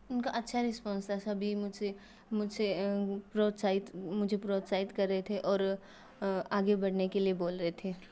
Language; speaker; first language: Hindi; native; Hindi